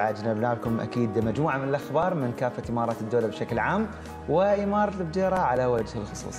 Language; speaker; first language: Arabic; native; Arabic